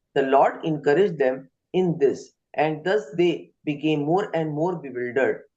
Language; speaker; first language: English; non-native, local second language; Hindi